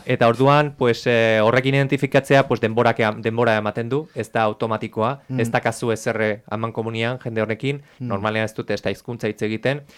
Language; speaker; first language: Basque; native; Basque